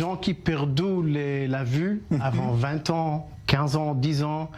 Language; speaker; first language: French; non-native, learner; Hebrew